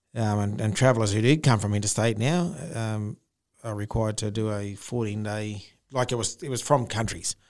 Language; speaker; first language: English; native; English